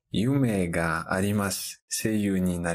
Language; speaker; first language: Japanese; non-native, learner; French